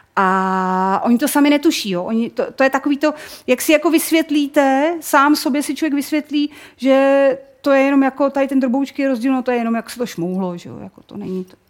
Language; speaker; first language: Czech; native; Czech